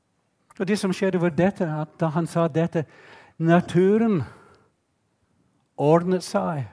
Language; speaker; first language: Norwegian; non-native, fluent; English